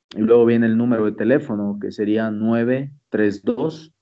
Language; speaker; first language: Spanish; native; Spanish